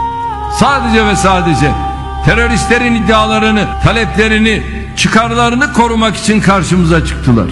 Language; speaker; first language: Turkish; native; Turkish